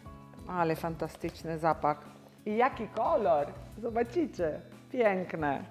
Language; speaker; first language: Polish; non-native, learner; Italian